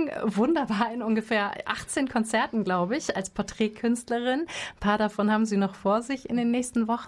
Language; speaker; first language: German; native; German